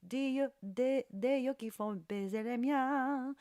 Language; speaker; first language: French; non-native, learner; English